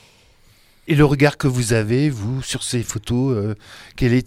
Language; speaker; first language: French; native; French